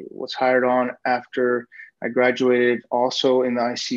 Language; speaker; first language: English; native; English